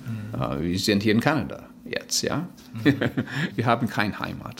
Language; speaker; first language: German; early bilingual, heritage; Plautdietsch